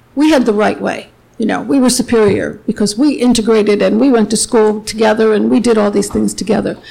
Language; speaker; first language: English; native; English